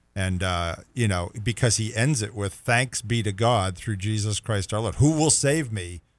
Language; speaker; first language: English; native; English